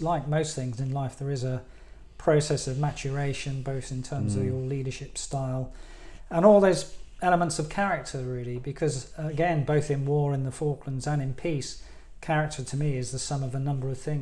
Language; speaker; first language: English; native; English